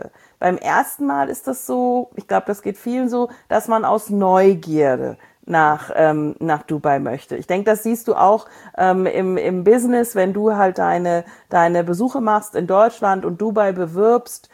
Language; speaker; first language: German; native; German